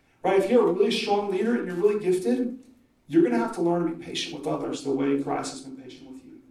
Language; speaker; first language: English; native; English